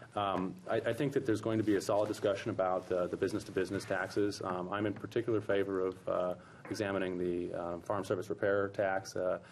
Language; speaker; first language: English; native; English